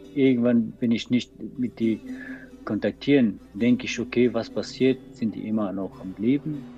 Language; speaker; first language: German; non-native, learner; Persian